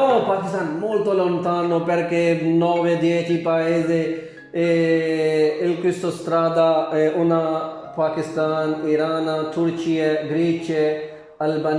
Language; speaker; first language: Italian; non-native, learner; Urdu